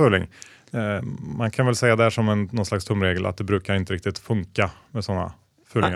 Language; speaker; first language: Swedish; native; Swedish